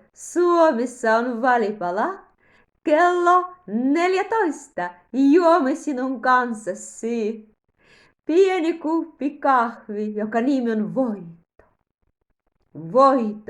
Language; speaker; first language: Finnish; non-native, learner; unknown